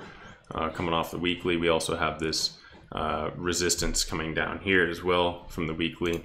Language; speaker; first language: English; native; English